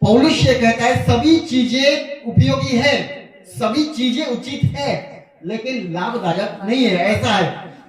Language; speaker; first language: Hindi; non-native, local second language; Gujarati